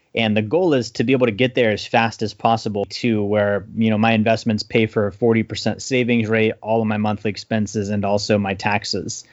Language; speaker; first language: English; native; English